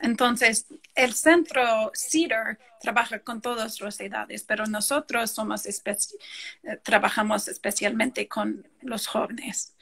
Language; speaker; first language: Spanish; non-native, fluent; English